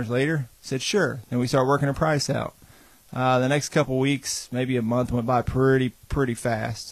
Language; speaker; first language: English; native; English